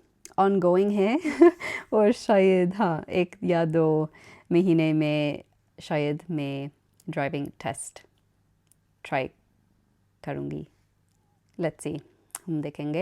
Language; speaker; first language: Hindi; non-native, learner; English